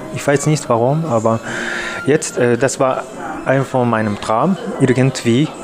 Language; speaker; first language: German; non-native, learner; Japanese